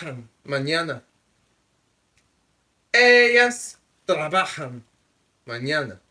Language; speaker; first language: Spanish; non-native, fluent; French